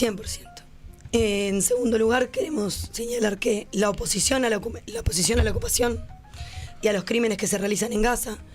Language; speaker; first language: Spanish; native; Spanish